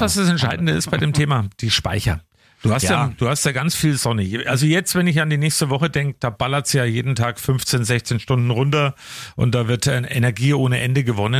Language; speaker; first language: German; native; German